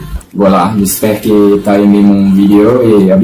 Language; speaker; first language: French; non-native, learner; Portuguese